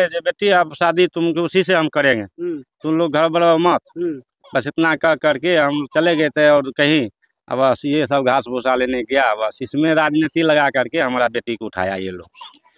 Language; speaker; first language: Hindi; native; Hindi